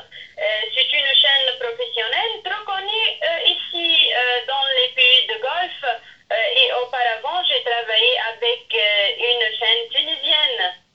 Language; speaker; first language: French; non-native, local second language; Arabic